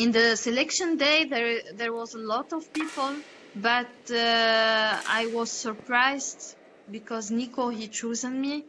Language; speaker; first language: English; non-native, learner; Arabic